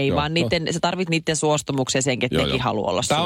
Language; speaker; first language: Finnish; native; Finnish